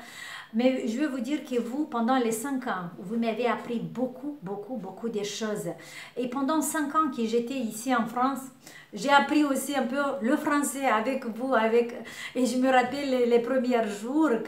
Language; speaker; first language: French; non-native, learner; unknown